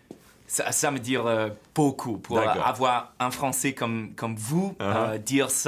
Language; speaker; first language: French; non-native, learner; English